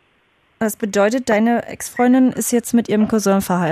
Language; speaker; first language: German; native; German